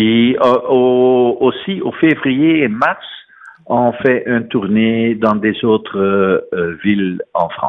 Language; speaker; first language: French; non-native, fluent; Dutch